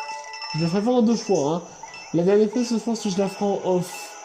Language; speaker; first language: French; native; French